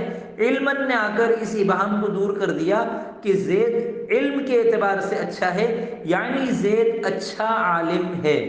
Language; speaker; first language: Urdu; native; Urdu